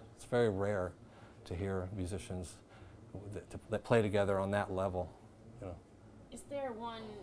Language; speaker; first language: English; native; English